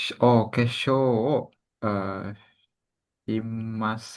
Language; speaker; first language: Japanese; non-native, learner; Indonesian